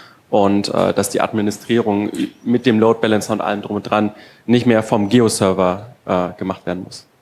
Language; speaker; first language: German; native; German